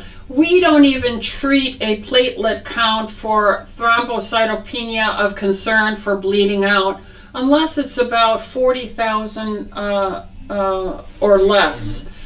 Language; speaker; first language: English; native; English